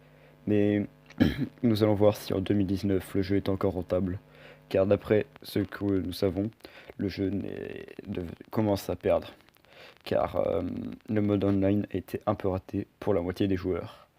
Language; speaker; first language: French; native; French